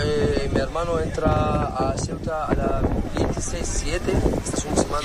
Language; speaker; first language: Spanish; non-native, learner; Arabic